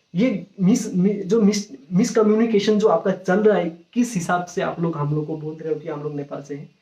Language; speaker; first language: Hindi; non-native, local second language; Nepali